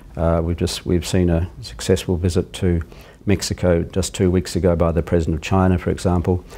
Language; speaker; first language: English; native; English